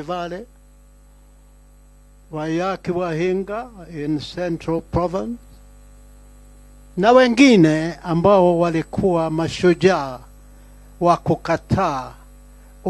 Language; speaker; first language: Swahili; non-native, local second language; Kikuyu